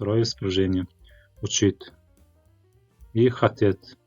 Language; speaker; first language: Russian; non-native, local second language; Turkmen